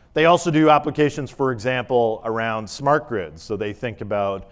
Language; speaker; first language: English; native; English